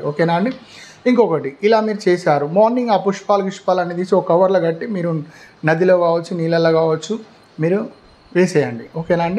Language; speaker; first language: Telugu; native; Telugu